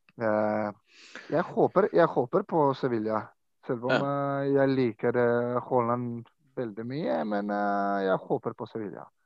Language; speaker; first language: Norwegian; non-native, fluent; Croatian